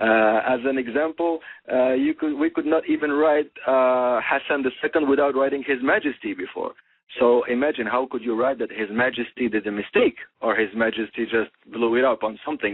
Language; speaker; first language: English; non-native, fluent; Arabic